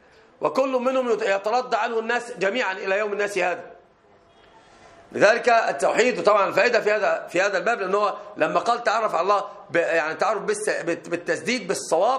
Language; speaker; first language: Arabic; native; Arabic